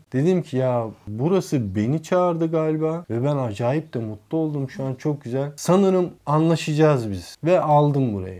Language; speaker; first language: Turkish; early bilingual, heritage; Turkish